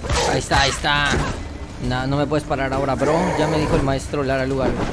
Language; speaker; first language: Spanish; native; Spanish